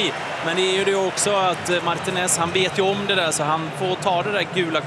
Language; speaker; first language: Swedish; native; Swedish